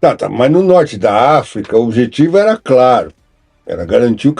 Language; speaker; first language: Portuguese; native; Portuguese